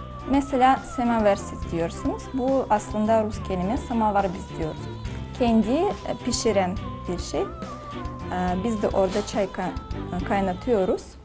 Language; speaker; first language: Turkish; non-native, learner; Russian